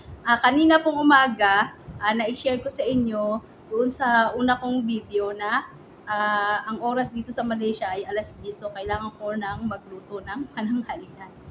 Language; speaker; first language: Filipino; native; Filipino